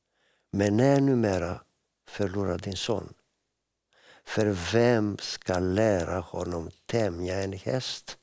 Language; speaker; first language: Swedish; non-native, fluent; Greek